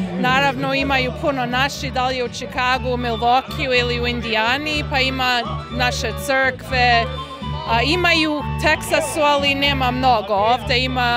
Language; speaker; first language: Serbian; early bilingual, heritage; Serbian